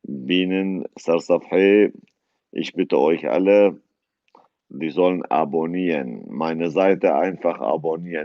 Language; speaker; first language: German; non-native, fluent; Kurdish